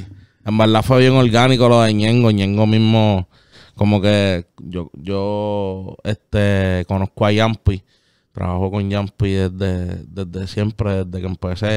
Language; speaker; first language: Spanish; native; Spanish